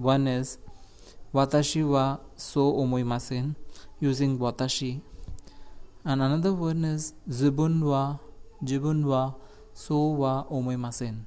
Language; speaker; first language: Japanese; non-native, learner; Hindi